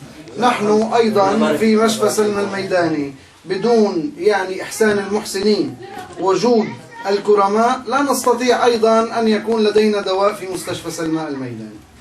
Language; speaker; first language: Arabic; native; Arabic